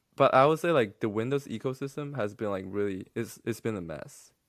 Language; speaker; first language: English; non-native, fluent; Chinese